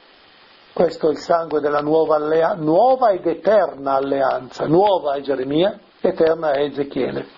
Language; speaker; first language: Italian; native; Italian